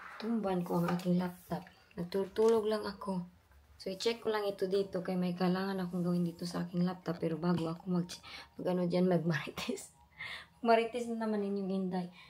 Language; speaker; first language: Filipino; non-native, local second language; Cebuano